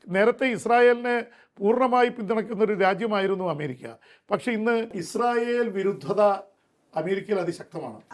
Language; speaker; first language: Malayalam; native; Malayalam